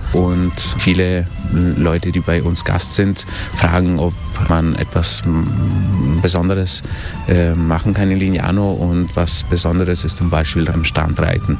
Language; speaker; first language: German; early bilingual, heritage; Italian